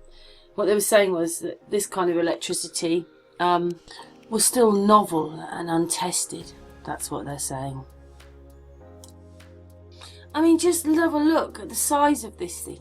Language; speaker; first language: English; native; English